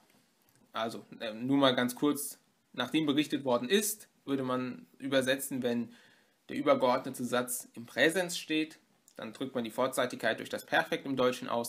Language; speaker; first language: German; native; German